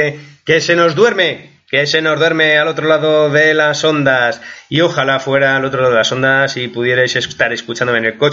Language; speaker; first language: Spanish; native; Spanish